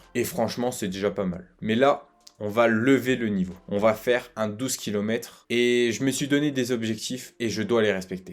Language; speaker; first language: French; native; French